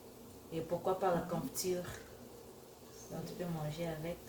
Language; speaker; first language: French; non-native, local second language; Lingala